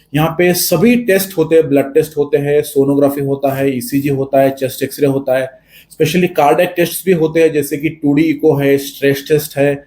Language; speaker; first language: Hindi; non-native, local second language; Marathi